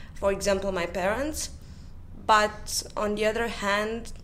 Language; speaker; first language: English; non-native, fluent; Romanian